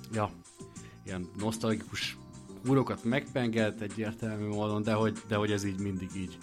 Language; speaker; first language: Hungarian; native; Hungarian